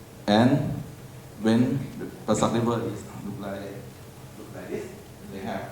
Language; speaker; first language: English; non-native, learner; Thai